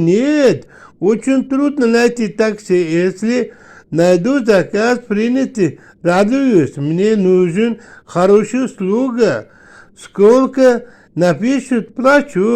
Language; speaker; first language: Russian; non-native, learner; Uzbek